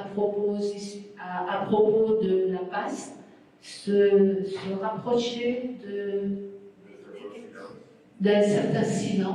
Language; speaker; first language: French; non-native, fluent; Spanish